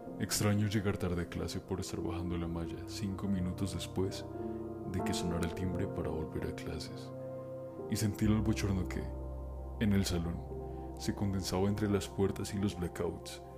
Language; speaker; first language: Spanish; native; Spanish